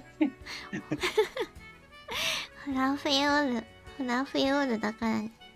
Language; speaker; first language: Japanese; native; Japanese